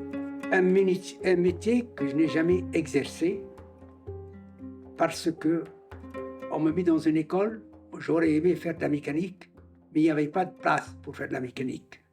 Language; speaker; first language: French; non-native, local second language; Arabic